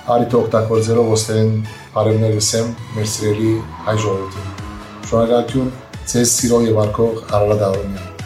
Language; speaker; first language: Armenian; early bilingual, heritage; Armenian